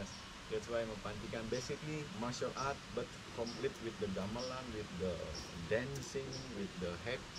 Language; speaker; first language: English; non-native, learner; Indonesian